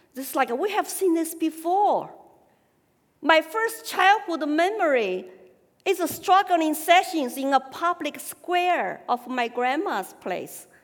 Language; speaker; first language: English; non-native, fluent; Chinese